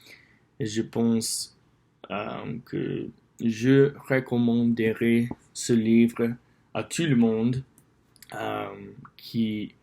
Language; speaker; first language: French; non-native, learner; English